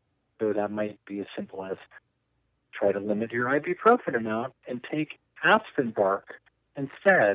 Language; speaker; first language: English; native; English